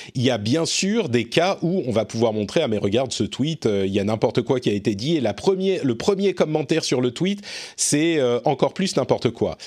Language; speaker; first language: French; native; French